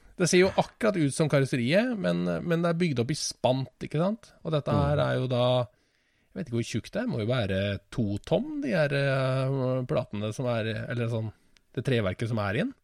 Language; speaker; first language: Norwegian; native; Norwegian